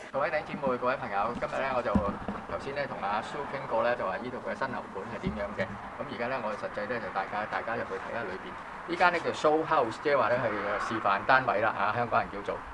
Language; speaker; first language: Cantonese; native; Cantonese